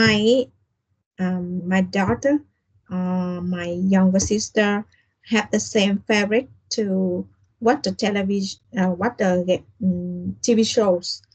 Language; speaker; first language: English; non-native, learner; Vietnamese